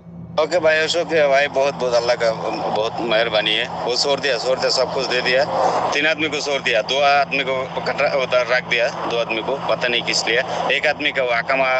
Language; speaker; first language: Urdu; non-native, local second language; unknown